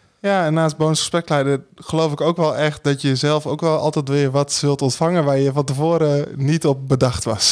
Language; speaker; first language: Dutch; native; Dutch